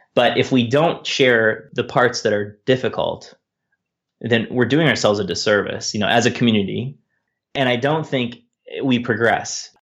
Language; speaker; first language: English; native; English